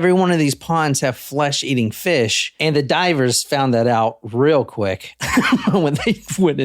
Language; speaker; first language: English; native; English